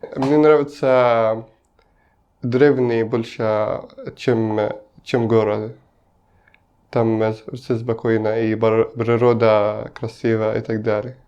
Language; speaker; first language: Russian; non-native, learner; Arabic